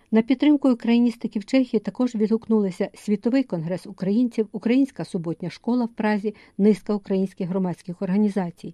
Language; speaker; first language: Ukrainian; native; Ukrainian